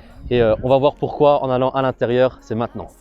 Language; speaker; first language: French; native; French